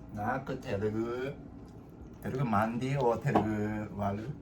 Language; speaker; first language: Telugu; non-native, learner; Japanese